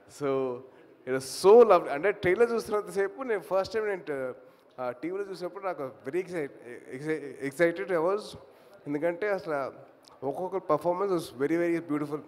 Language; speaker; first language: Telugu; native; Telugu